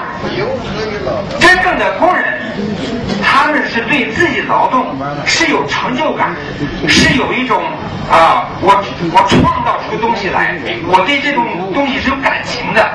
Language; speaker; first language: Chinese; early bilingual, other home language; English